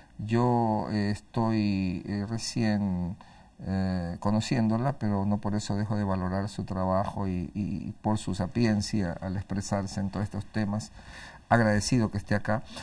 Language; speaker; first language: Spanish; native; Spanish